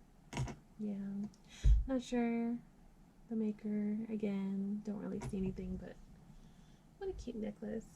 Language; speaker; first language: English; native; English